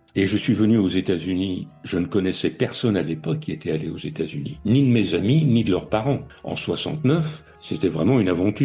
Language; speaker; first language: French; native; French